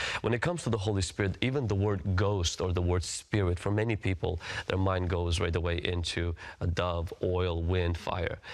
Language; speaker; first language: English; early bilingual, other home language; Russian